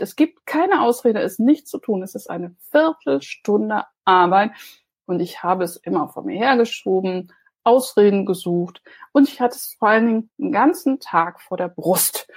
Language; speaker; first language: German; native; German